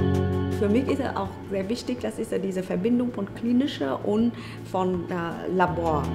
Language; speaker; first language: German; non-native, fluent; Vietnamese